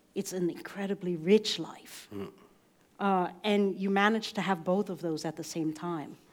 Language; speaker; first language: English; native; English